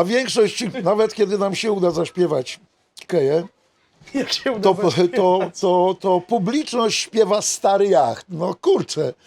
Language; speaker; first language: Polish; native; Polish